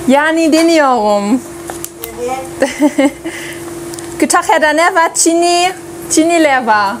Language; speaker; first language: Turkish; non-native, learner; German